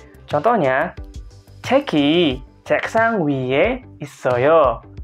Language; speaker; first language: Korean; non-native, fluent; Indonesian